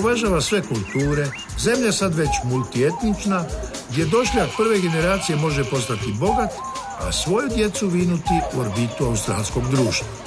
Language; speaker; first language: Croatian; native; Croatian